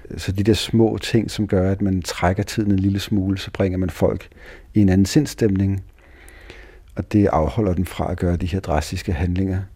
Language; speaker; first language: Danish; native; Danish